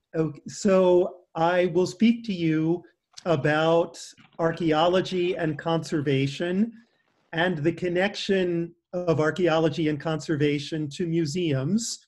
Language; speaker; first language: English; native; English